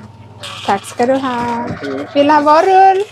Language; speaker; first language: Norwegian; non-native, learner; Thai